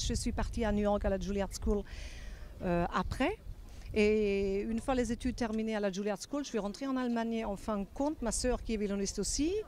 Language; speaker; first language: French; non-native, fluent; German